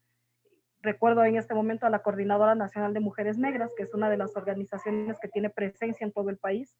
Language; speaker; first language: Spanish; native; Spanish